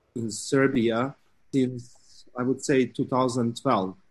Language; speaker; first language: English; non-native, fluent; Serbian